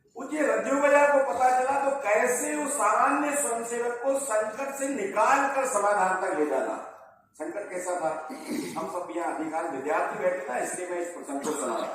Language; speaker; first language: Hindi; native; Hindi